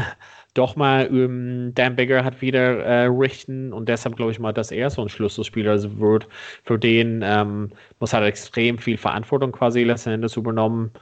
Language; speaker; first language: German; non-native, fluent; English